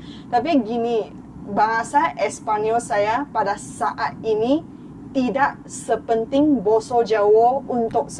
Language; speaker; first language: Indonesian; non-native, fluent; Chinese